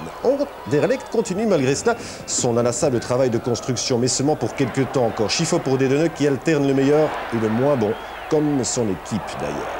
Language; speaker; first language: French; native; French